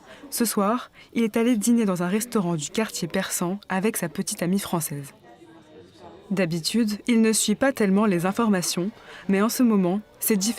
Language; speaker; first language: French; native; French